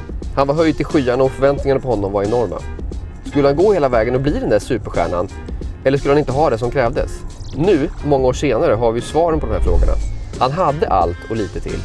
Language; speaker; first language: Swedish; native; Swedish